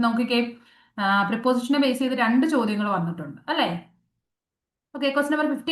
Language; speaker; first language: Malayalam; native; Malayalam